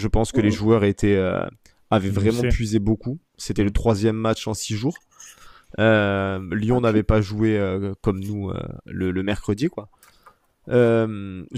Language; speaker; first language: French; native; French